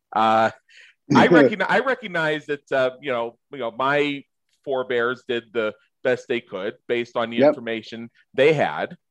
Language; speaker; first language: English; native; English